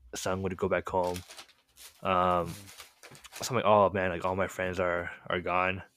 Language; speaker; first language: English; early bilingual, other home language; Korean